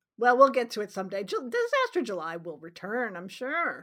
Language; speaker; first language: English; native; English